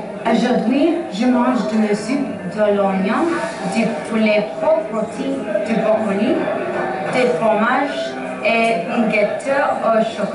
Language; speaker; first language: French; non-native, learner; English